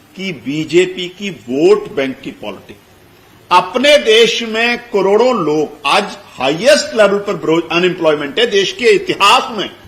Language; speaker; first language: Hindi; non-native, local second language; Punjabi